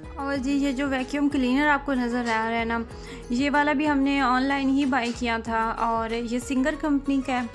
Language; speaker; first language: Urdu; native; Urdu